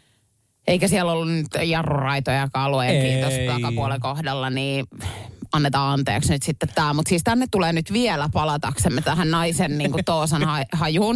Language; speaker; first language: Finnish; native; Finnish